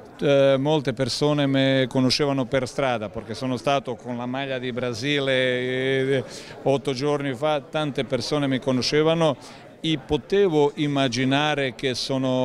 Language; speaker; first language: Italian; non-native, learner; Croatian